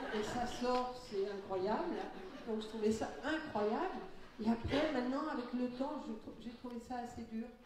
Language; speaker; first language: French; early bilingual, other home language; Catalan